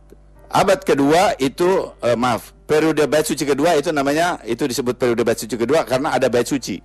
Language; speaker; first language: Indonesian; native; Indonesian